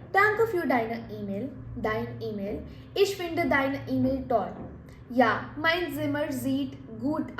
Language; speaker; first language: German; non-native, fluent; Hindi